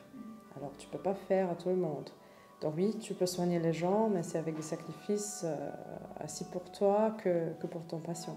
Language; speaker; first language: French; non-native, fluent; Romanian